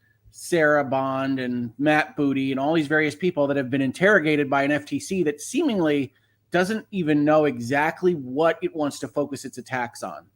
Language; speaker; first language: English; native; English